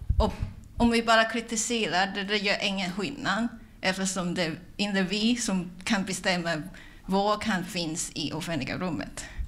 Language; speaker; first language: Swedish; non-native, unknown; Cantonese